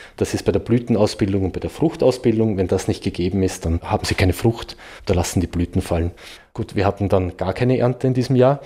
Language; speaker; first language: German; native; German